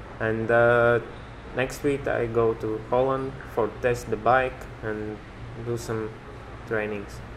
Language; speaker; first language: English; non-native, learner; Latvian